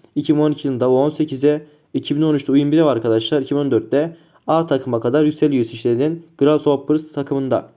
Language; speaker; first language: Turkish; native; Turkish